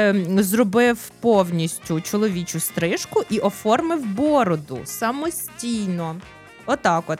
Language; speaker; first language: Ukrainian; native; Ukrainian